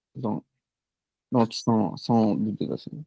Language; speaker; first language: French; non-native, learner; Punjabi